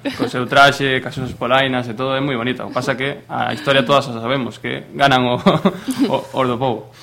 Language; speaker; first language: Galician; native; Galician